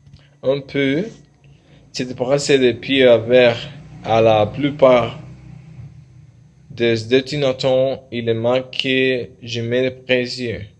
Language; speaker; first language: French; non-native, learner; Spanish